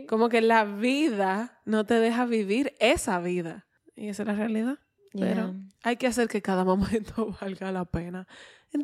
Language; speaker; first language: Spanish; native; Spanish